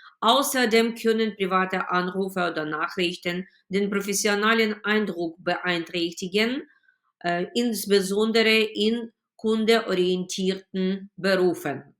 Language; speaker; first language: German; non-native, fluent; Ukrainian